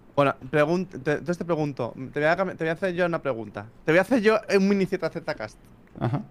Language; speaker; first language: Spanish; native; Spanish